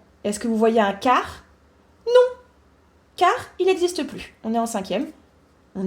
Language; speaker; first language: French; native; French